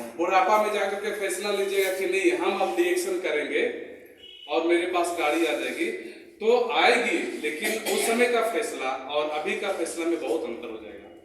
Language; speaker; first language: Hindi; native; Hindi